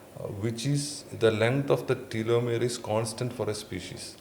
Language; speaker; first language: English; non-native, local second language; Malayalam